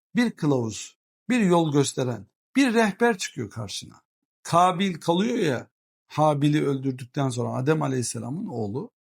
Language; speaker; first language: Turkish; early bilingual, heritage; Turkish